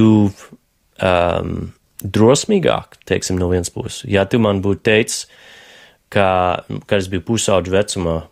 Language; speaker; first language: Latvian; non-native, fluent; English